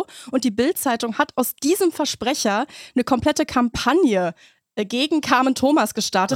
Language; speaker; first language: German; native; German